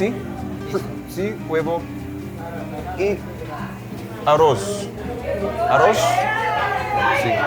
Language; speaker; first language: Spanish; non-native, learner; English